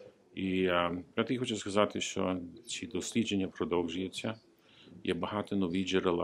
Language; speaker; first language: Ukrainian; early bilingual, heritage; Ukrainian